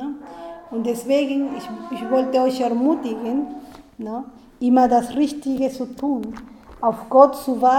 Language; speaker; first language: German; non-native, fluent; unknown